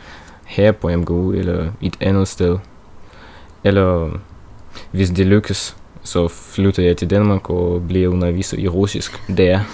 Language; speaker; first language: Norwegian; non-native, learner; Russian